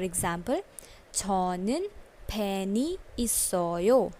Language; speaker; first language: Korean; non-native, fluent; Hindi